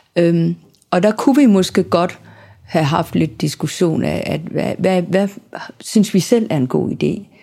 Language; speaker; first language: Danish; native; Danish